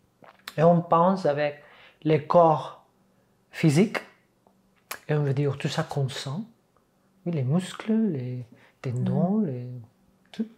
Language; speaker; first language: French; non-native, fluent; Catalan